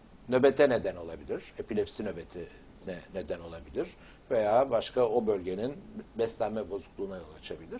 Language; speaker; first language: Turkish; native; Turkish